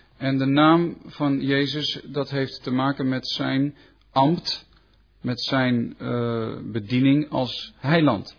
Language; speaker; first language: Dutch; native; Dutch